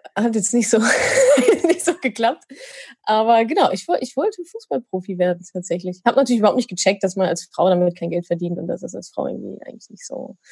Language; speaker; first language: German; native; German